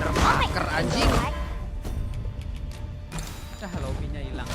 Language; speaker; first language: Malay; non-native, local second language; Sundanese